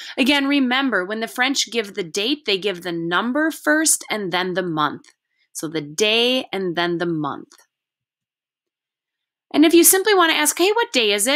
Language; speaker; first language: English; native; English